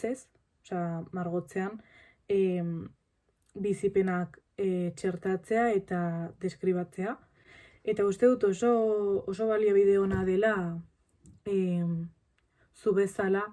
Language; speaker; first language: Basque; non-native, local second language; Spanish